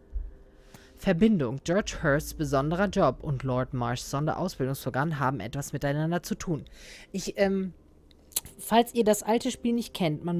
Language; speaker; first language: German; native; German